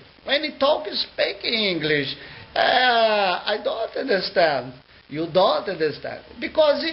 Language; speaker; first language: English; non-native, learner; Portuguese